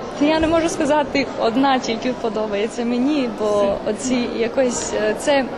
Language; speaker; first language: Ukrainian; non-native, local second language; Serbian